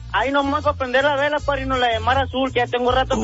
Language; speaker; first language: Spanish; native; Spanish